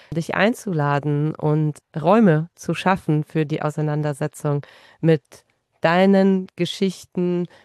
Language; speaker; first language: German; native; German